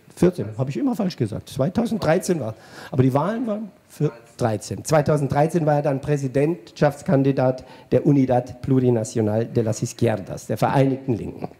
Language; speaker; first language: German; native; German